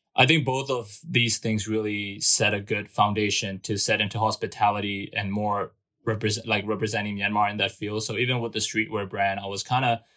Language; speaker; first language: English; non-native, fluent; Burmese